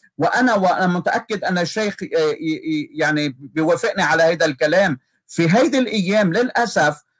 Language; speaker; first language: Arabic; native; Arabic